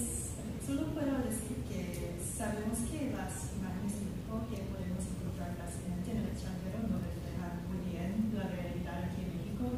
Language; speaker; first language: Spanish; non-native, fluent; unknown